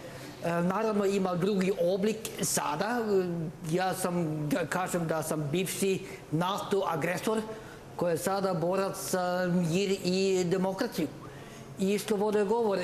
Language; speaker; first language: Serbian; non-native, learner; Norwegian